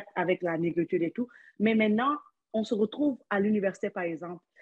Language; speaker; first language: French; non-native, local second language; Wolof